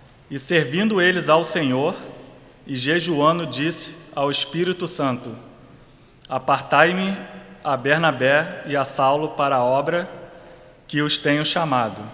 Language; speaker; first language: Portuguese; native; Portuguese